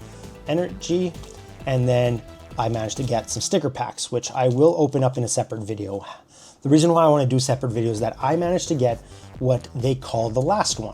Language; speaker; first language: English; native; English